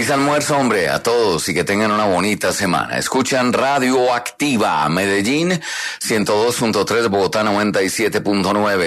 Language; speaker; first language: Spanish; native; Spanish